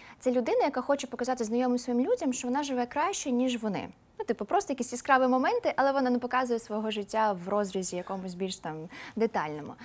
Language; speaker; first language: Ukrainian; non-native, local second language; Russian